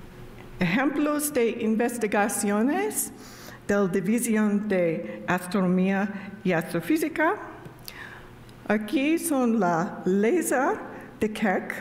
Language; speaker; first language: Spanish; non-native, learner; English